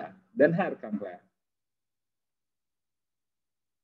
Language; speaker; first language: Swedish; non-native, fluent; Arabic